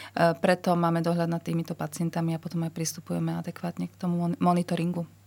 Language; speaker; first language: Slovak; native; Slovak